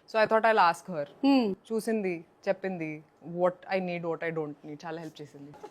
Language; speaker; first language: Telugu; non-native, fluent; Hindi